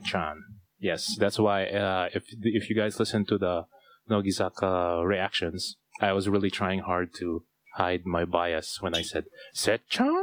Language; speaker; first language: English; non-native, local second language; Filipino